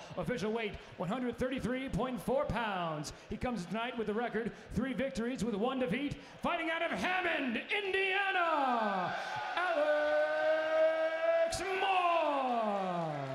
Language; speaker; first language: English; native; English